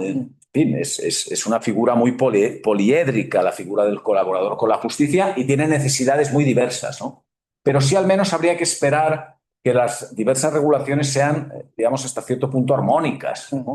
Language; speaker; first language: Spanish; native; Spanish